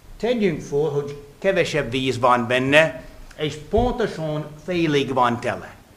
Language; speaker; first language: Hungarian; non-native, fluent; English